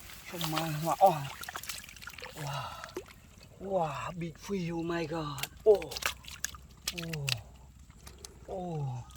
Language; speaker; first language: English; non-native, learner; Vietnamese